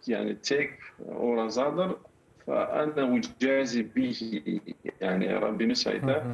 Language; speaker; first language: Turkish; non-native, fluent; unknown